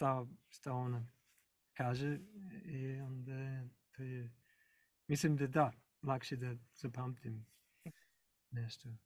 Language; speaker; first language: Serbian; non-native, learner; English